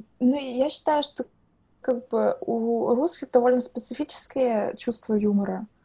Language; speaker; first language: Russian; native; Russian